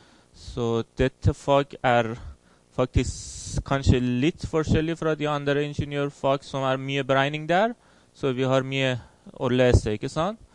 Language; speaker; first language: Norwegian; non-native, fluent; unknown